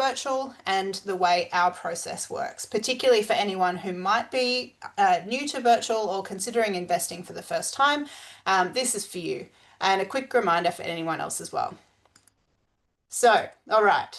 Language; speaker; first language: English; native; English